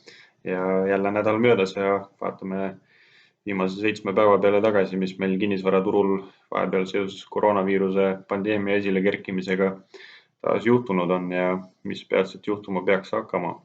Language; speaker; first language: Estonian; native; Estonian